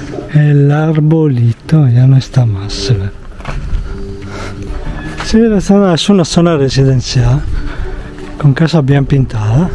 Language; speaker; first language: Spanish; non-native, fluent; Italian